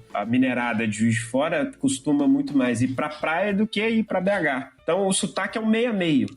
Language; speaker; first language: Portuguese; native; Portuguese